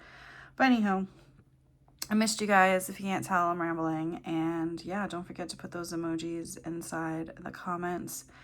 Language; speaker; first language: English; native; English